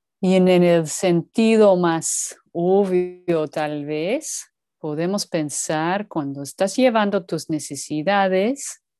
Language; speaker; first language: Spanish; non-native, learner; English